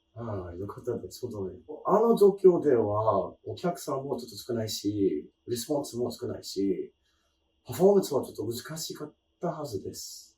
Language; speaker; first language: Japanese; non-native, learner; English